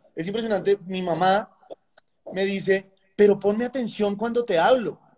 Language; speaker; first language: Spanish; native; Spanish